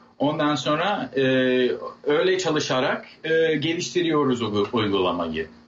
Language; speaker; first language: Turkish; non-native, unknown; English